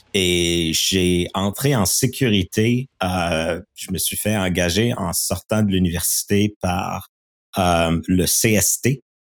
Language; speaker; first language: French; native; French